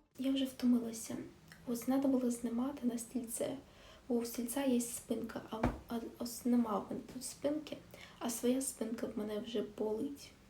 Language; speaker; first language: Ukrainian; non-native, local second language; Russian